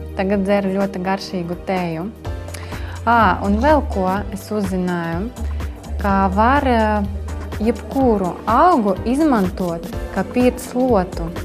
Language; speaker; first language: Latvian; non-native, local second language; Russian